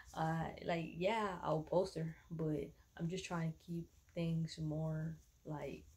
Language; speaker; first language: English; early bilingual, other home language; Spanish